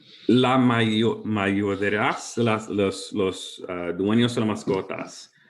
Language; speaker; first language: Spanish; early bilingual, heritage; English